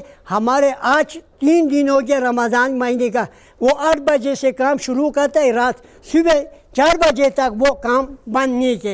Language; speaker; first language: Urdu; non-native, local second language; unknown